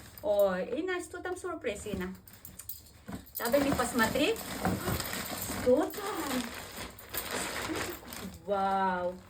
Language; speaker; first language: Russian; non-native, learner; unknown